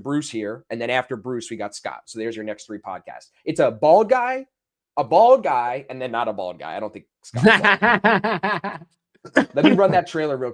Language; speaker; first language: English; native; English